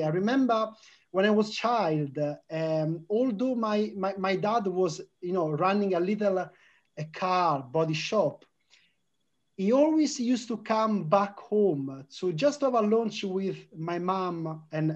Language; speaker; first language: English; non-native, fluent; Italian